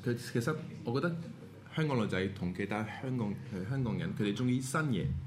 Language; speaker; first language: Cantonese; non-native, fluent; French